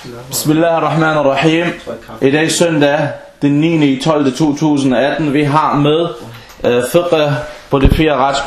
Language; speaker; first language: Danish; early bilingual, other home language; Arabic